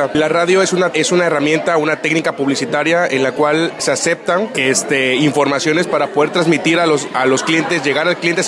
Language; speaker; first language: Spanish; native; Spanish